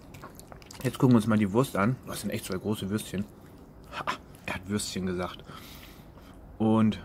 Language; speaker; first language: German; native; German